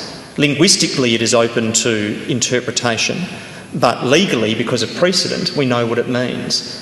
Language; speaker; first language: English; native; English